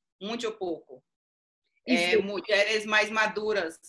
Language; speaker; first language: Spanish; non-native, learner; Portuguese